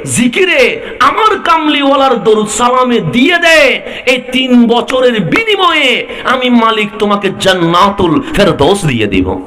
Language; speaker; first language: Bangla; non-native, local second language; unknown